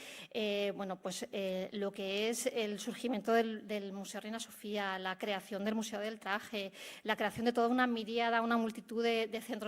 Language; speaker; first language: Spanish; native; Spanish